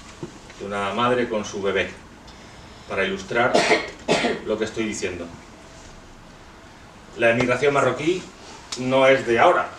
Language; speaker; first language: Spanish; native; Spanish